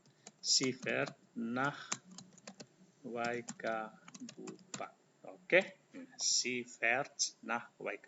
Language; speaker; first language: German; non-native, fluent; Indonesian